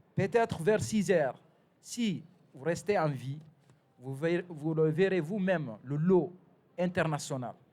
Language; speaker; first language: French; non-native, fluent; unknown